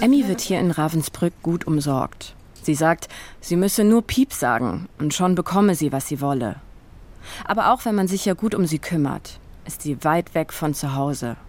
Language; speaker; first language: German; native; German